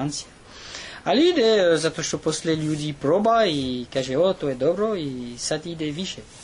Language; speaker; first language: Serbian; non-native, learner; French